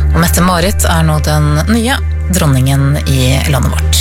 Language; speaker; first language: Norwegian; native; Norwegian